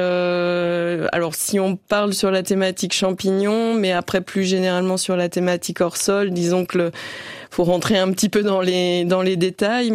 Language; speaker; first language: French; native; French